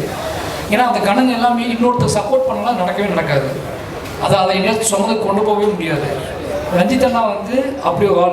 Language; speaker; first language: Tamil; native; Tamil